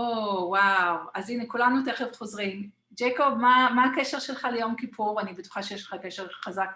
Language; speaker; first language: Hebrew; native; Hebrew